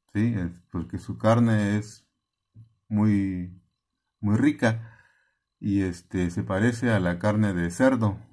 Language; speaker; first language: Spanish; native; Spanish